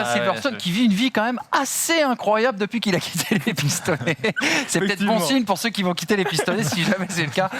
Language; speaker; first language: French; native; French